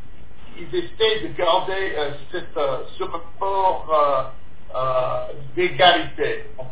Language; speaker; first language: French; non-native, fluent; English